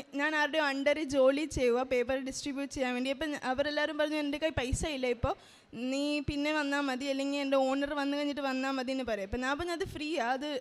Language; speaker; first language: Malayalam; early bilingual, heritage; Malayalam